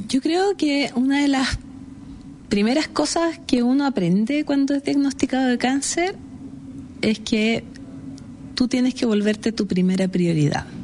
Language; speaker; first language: Spanish; native; Spanish